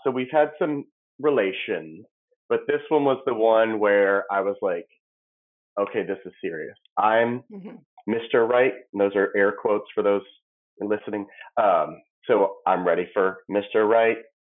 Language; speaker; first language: English; native; English